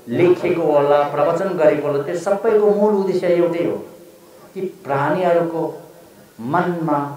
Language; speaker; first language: Nepali; non-native, local second language; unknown